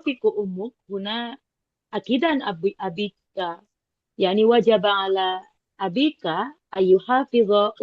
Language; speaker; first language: Arabic; non-native, fluent; Indonesian